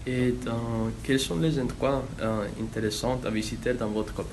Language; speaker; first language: French; non-native, learner; English